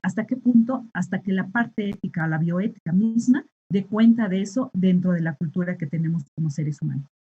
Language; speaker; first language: Spanish; native; Spanish